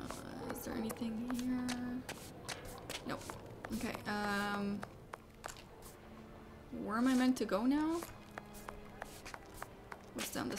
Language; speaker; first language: English; native; English